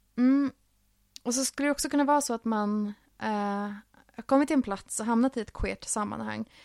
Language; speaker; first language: Swedish; early bilingual, other home language; Finnish